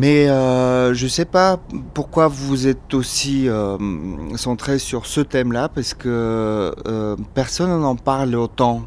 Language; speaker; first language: French; non-native, fluent; Bulgarian